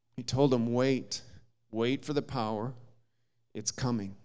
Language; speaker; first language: English; native; English